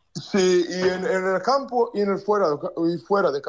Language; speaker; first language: Spanish; non-native, learner; Serbian